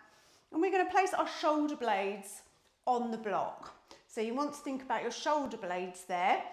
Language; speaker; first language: English; native; English